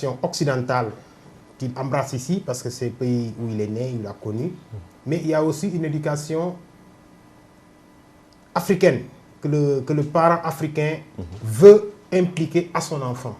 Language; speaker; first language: French; non-native, local second language; Wolof